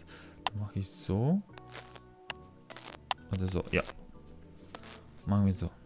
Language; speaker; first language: German; non-native, learner; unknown